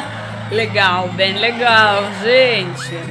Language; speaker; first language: Portuguese; non-native, learner; Russian